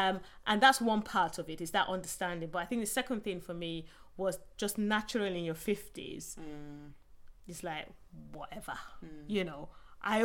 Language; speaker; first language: English; non-native, local second language; Yoruba